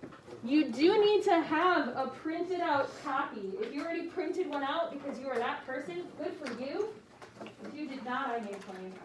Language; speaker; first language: English; native; English